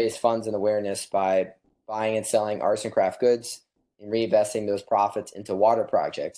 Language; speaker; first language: English; native; English